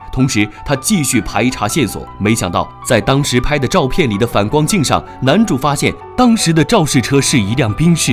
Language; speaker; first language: Chinese; native; Chinese